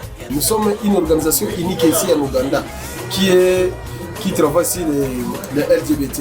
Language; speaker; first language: French; non-native, local second language; Swahili